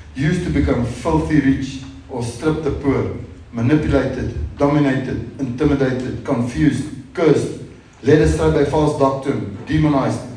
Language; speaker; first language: English; non-native, local second language; Afrikaans